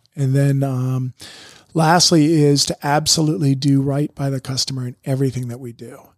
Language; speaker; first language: English; native; English